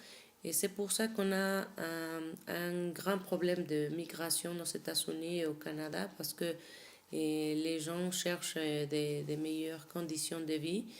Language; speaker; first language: French; non-native, fluent; Spanish